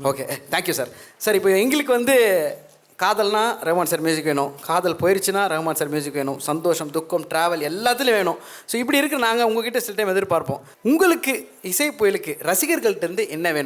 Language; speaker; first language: Tamil; native; Tamil